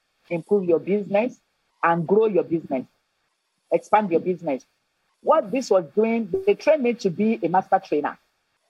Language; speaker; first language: English; non-native, local second language; Yoruba